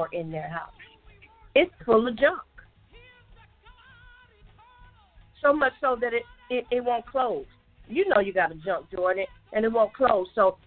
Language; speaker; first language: English; native; English